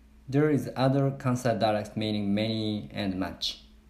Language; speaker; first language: English; non-native, learner; Japanese